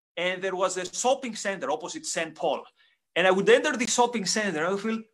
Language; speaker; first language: English; non-native, fluent; Greek